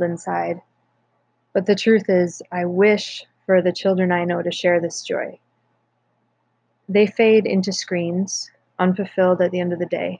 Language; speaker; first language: English; native; English